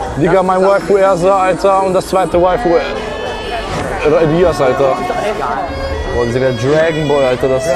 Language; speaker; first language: German; native; German